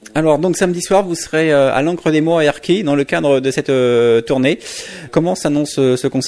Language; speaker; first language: French; native; French